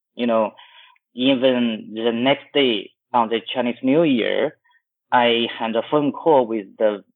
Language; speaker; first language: English; non-native, fluent; Chinese